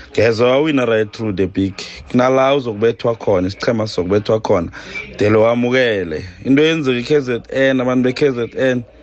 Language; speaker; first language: Zulu; native; Zulu